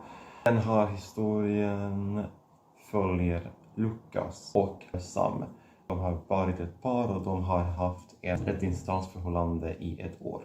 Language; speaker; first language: Swedish; non-native, fluent; Catalan